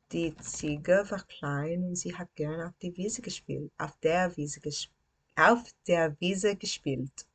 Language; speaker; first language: German; non-native, learner; English